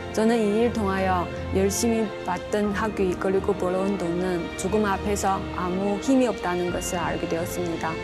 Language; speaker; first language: Korean; non-native, fluent; Chinese